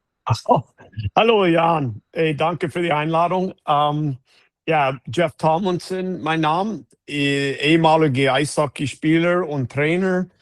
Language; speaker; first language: German; non-native, fluent; English